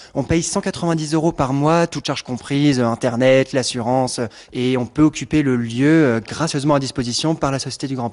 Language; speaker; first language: French; native; French